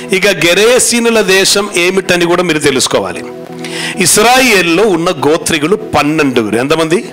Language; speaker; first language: Telugu; non-native, fluent; Malayalam